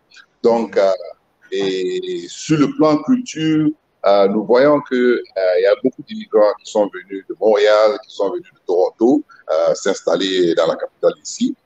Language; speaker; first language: French; non-native, local second language; Mossi